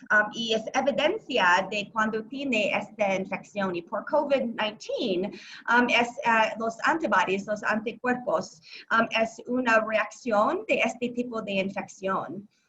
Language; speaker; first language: Spanish; non-native, learner; English